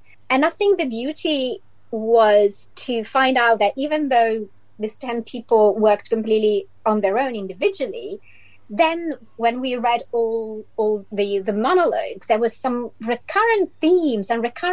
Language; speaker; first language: English; non-native, fluent; Italian